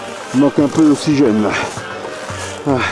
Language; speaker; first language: French; native; French